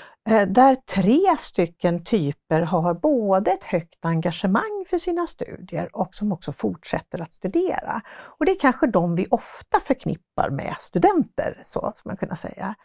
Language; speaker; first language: Swedish; native; Swedish